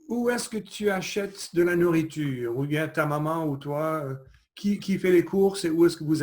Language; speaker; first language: French; non-native, fluent; English